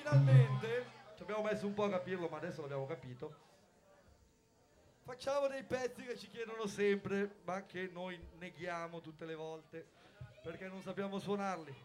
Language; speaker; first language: Italian; native; Italian